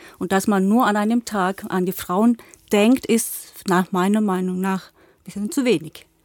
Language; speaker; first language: German; early bilingual, other home language; Turkish